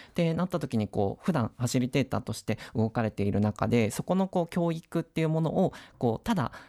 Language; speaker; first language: Japanese; native; Japanese